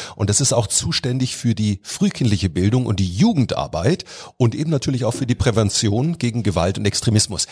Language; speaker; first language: German; native; German